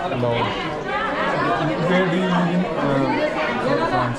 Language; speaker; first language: English; non-native, learner; French